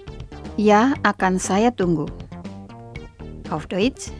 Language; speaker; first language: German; non-native, fluent; Indonesian